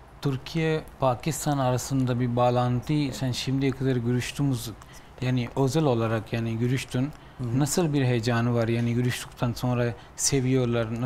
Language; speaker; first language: Turkish; non-native, learner; Urdu